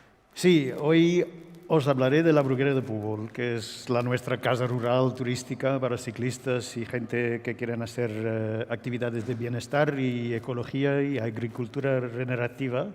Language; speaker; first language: Spanish; non-native, fluent; English